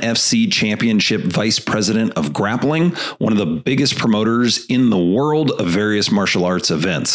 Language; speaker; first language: English; native; English